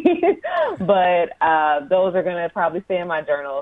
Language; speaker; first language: English; native; English